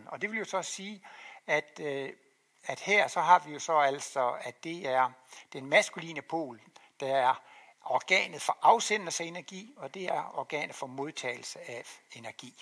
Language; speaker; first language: Danish; native; Danish